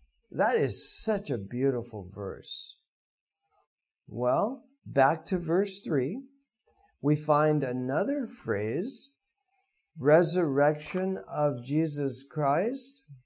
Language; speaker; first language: English; native; English